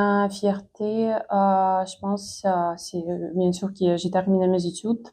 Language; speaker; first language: French; non-native, fluent; Ukrainian